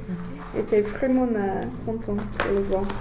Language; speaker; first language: French; non-native, learner; English